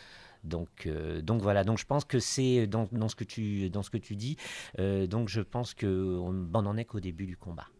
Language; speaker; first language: French; native; French